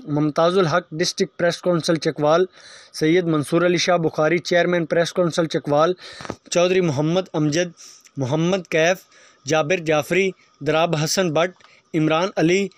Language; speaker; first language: Urdu; non-native, local second language; Punjabi